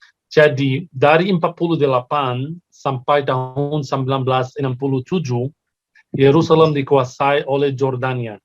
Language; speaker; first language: Indonesian; non-native, fluent; Arabic